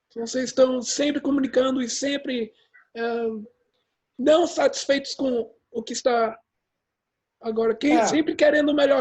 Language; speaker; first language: Portuguese; early bilingual, heritage; English